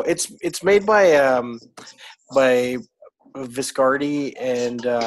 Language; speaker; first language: English; non-native, local second language; Filipino